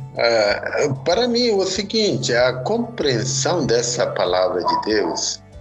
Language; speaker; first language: Portuguese; non-native, fluent; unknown